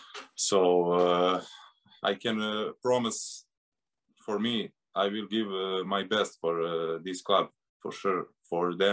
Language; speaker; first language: English; non-native, learner; Serbian